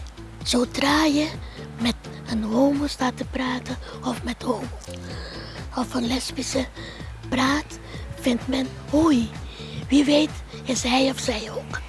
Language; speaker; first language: Dutch; non-native, local second language; Papiamento